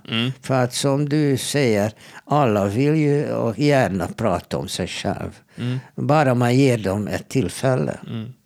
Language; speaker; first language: Swedish; non-native, fluent; Hebrew